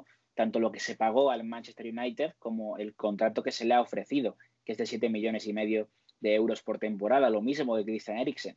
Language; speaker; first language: Spanish; native; Spanish